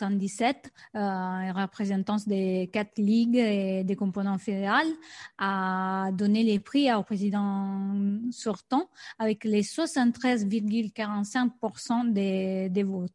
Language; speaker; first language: French; non-native, fluent; Italian